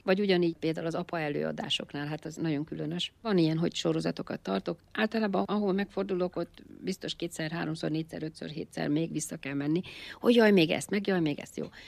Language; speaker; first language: Hungarian; native; Hungarian